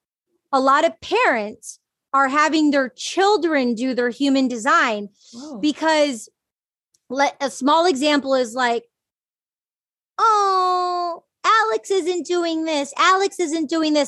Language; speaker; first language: English; native; English